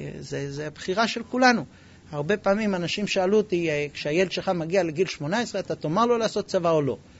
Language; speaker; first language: Hebrew; non-native, fluent; English